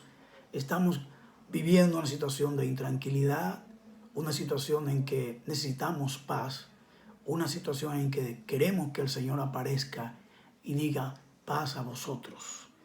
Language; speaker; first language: Spanish; native; Spanish